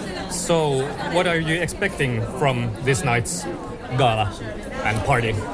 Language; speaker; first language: English; non-native, fluent; Finnish